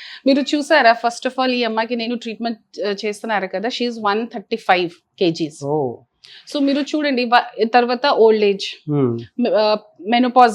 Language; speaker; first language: Telugu; non-native, local second language; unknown